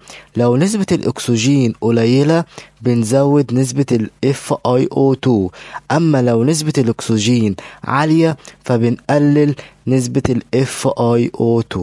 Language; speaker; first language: Arabic; native; Arabic